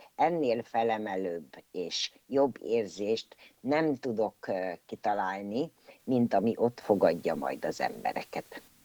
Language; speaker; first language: Hungarian; native; Hungarian